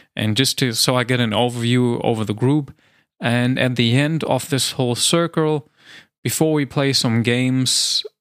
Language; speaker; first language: English; non-native, fluent; German